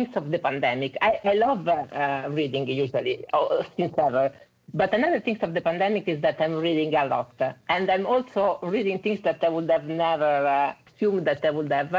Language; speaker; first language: English; non-native, fluent; Italian